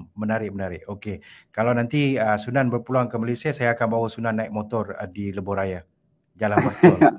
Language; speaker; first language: Malay; native; Malay